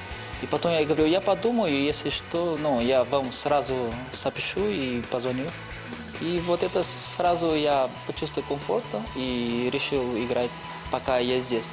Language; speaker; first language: Russian; non-native, fluent; Portuguese